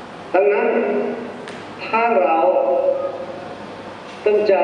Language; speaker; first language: Thai; non-native, fluent; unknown